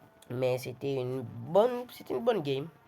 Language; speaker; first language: French; native; French